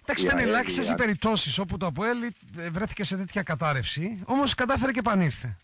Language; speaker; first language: Greek; native; Greek